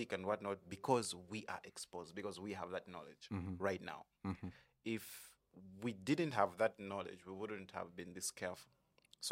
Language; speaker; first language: English; non-native, local second language; Bemba